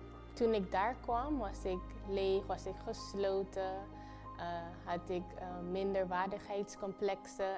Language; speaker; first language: Dutch; non-native, fluent; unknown